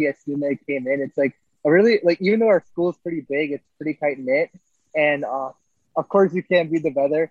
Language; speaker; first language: English; native; English